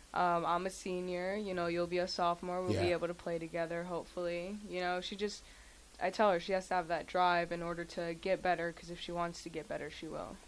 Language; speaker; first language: English; early bilingual, other home language; Spanish